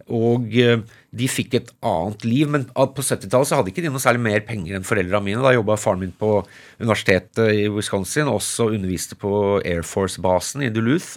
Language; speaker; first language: Norwegian; early bilingual, other home language; English